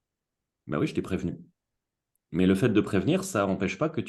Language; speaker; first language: French; native; French